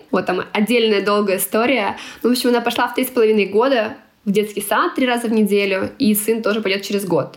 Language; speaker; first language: Russian; non-native, local second language; Tatar